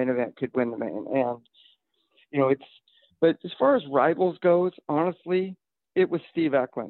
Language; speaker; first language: English; native; English